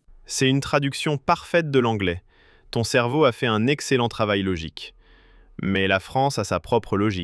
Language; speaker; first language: French; native; French